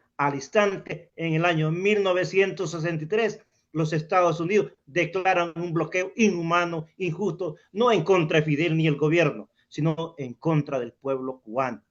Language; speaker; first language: Spanish; native; Spanish